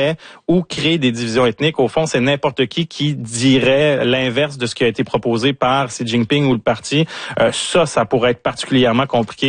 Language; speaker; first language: French; native; French